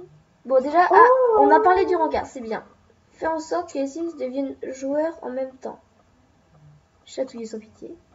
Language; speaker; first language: French; native; French